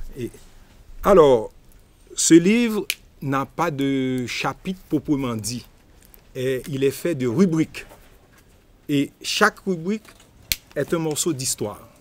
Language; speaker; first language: French; non-native, local second language; Haitian Creole